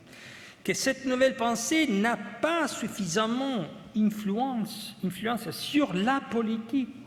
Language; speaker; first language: French; non-native, fluent; Italian